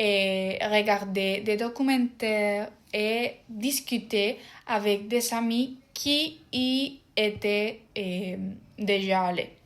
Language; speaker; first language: French; non-native, fluent; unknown